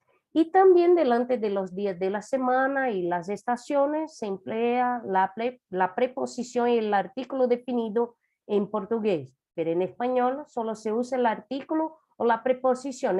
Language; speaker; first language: Spanish; non-native, fluent; Portuguese